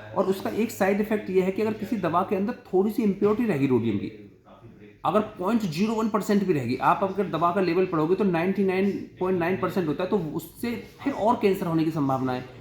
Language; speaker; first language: Hindi; native; Hindi